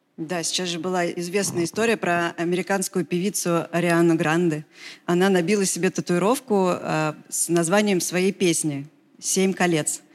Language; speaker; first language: Russian; native; Russian